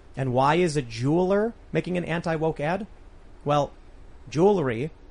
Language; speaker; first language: English; native; English